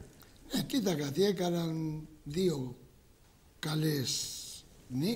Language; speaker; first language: Greek; early bilingual, heritage; Greek